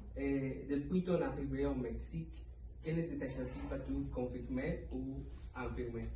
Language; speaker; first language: French; non-native, learner; Spanish